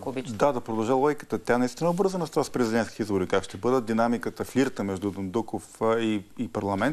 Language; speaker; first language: Bulgarian; native; Bulgarian